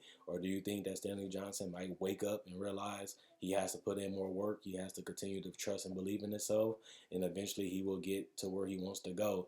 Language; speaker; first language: English; native; English